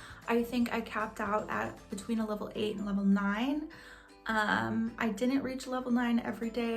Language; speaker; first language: English; native; English